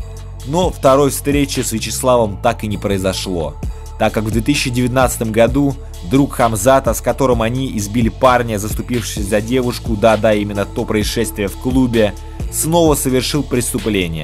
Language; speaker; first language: Russian; native; Russian